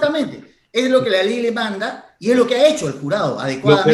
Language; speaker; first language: Spanish; native; Spanish